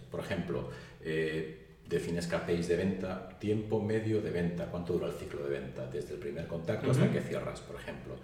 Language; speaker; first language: Spanish; native; Spanish